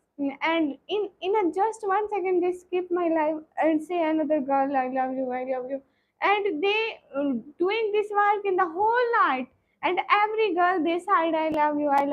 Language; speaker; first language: English; non-native, learner; Punjabi